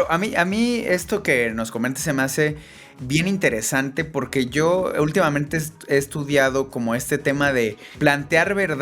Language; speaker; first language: Spanish; native; Spanish